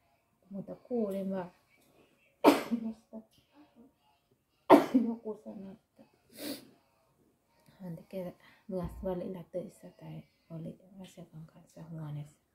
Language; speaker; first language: Finnish; non-native, learner; Thai